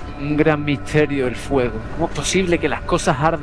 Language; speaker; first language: Spanish; native; Spanish